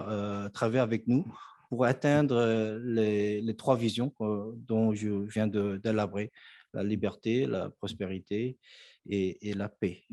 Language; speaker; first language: French; non-native, fluent; Korean